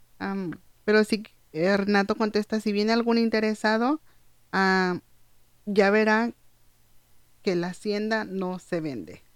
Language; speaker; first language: Spanish; native; Spanish